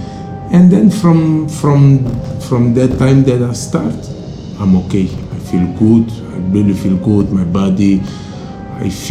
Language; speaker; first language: English; non-native, local second language; Kabuverdianu